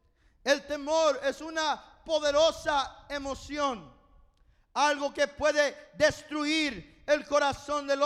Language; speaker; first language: Spanish; non-native, fluent; English